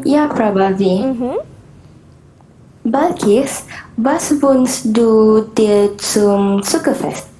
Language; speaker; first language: German; non-native, learner; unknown